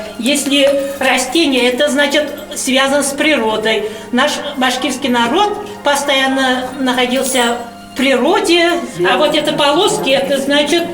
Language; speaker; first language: Russian; non-native, local second language; Bashkir